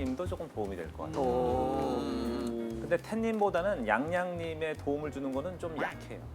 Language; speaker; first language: Korean; native; Korean